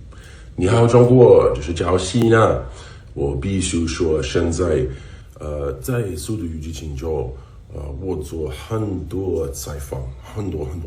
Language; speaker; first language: Chinese; non-native, learner; English